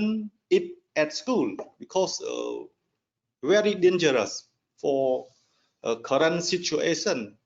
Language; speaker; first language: English; non-native, learner; Khmer